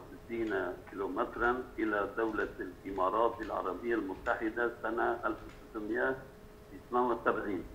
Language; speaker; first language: Arabic; non-native, learner; Turkish